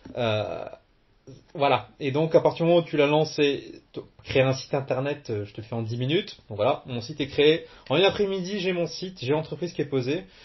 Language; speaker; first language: French; early bilingual, other home language; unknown